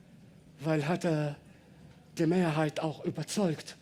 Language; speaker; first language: German; non-native, learner; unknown